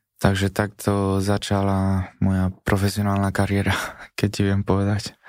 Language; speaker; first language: Slovak; non-native, fluent; Spanish